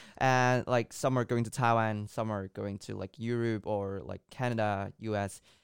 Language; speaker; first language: English; non-native, local second language; Cantonese